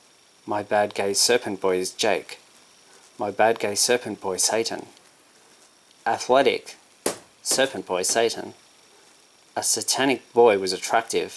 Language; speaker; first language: English; native; English